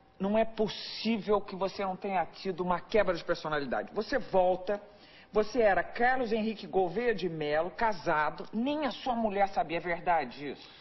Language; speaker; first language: Portuguese; native; Portuguese